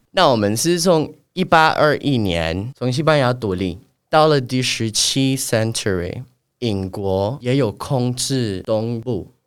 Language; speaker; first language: Chinese; non-native, fluent; Spanish